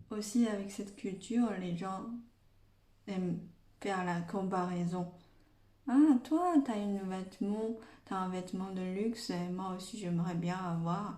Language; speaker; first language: French; non-native, fluent; Chinese